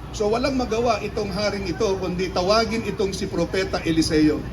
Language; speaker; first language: Filipino; non-native, local second language; Pampanga